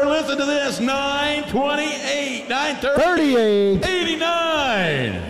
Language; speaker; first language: English; native; English